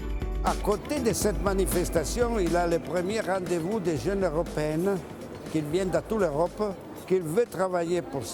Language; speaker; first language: French; non-native, fluent; Italian